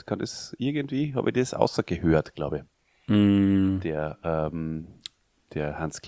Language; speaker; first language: German; native; German